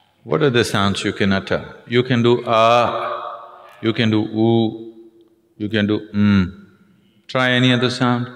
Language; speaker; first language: English; non-native, local second language; Tamil